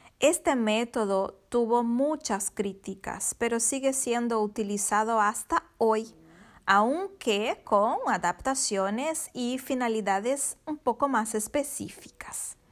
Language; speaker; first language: Spanish; non-native, fluent; Portuguese